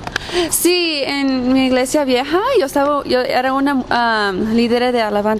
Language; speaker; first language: Spanish; early bilingual, heritage; Spanish